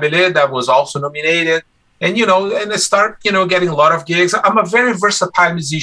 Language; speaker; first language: English; non-native, fluent; Portuguese